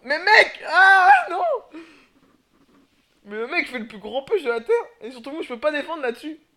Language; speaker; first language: French; native; French